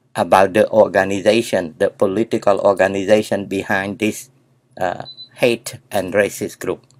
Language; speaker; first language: English; non-native, learner; Khmer